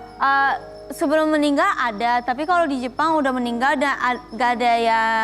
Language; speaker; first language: Indonesian; non-native, fluent; Japanese